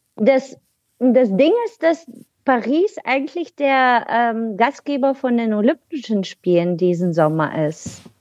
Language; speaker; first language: German; non-native, fluent; Bulgarian